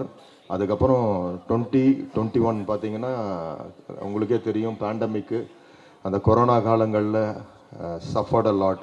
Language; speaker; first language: Tamil; native; Tamil